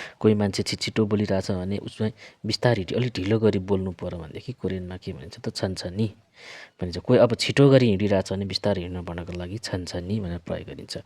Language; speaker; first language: Nepali; native; Nepali